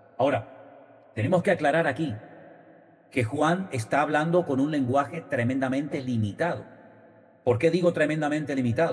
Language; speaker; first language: Spanish; native; Spanish